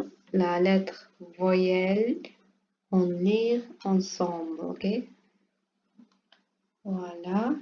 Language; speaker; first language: French; non-native, learner; Portuguese